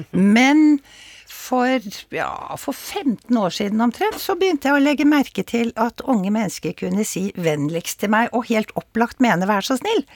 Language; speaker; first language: Norwegian; native; Norwegian